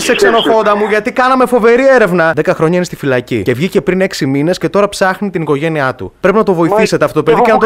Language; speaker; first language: Greek; native; Greek